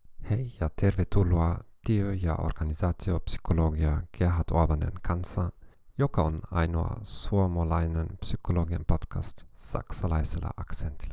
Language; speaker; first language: Finnish; non-native, fluent; German